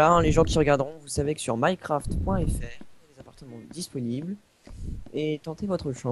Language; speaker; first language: French; native; French